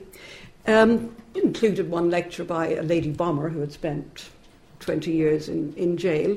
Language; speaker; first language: English; native; English